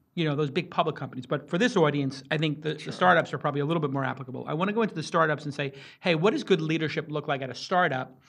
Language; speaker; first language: English; native; English